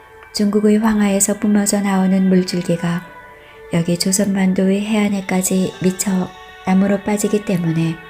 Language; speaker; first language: Korean; native; Korean